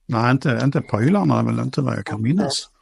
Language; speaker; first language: Swedish; native; Swedish